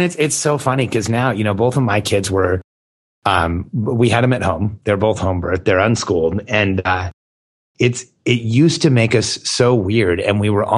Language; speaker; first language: English; native; English